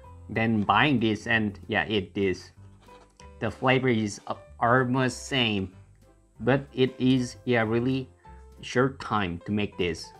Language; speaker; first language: English; non-native, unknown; Korean